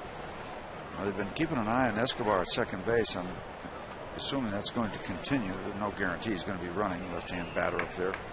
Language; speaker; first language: English; native; English